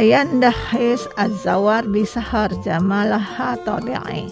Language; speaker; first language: Arabic; non-native, fluent; Indonesian